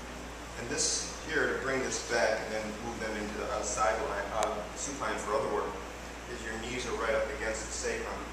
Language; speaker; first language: English; native; English